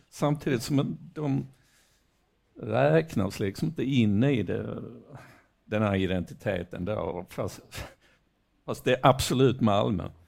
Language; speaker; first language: Swedish; native; Swedish